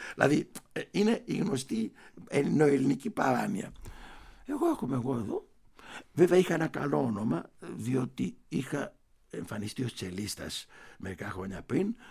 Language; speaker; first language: Greek; early bilingual, heritage; Greek